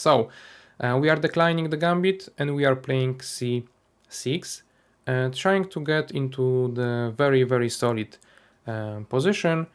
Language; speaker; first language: English; non-native, fluent; Polish